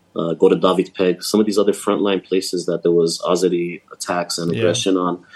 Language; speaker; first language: English; native; English